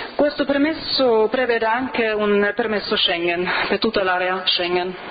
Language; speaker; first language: Italian; non-native, fluent; Arabic